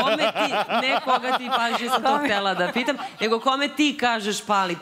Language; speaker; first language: Serbian; native; Serbian